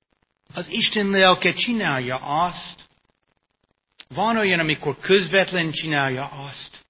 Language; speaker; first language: Hungarian; non-native, fluent; English